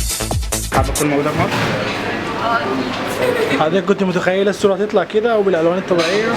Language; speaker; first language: Arabic; native; Arabic